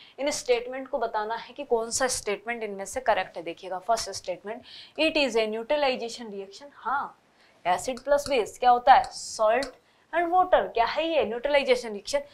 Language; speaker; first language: Hindi; native; Hindi